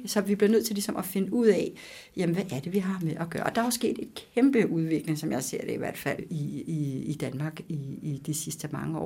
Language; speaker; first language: Danish; native; Danish